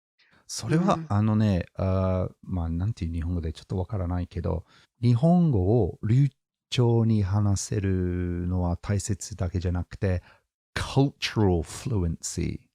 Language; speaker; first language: Japanese; non-native, fluent; English